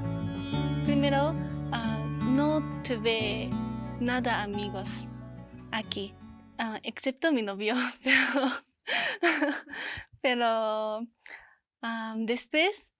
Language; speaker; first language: Spanish; non-native, learner; Japanese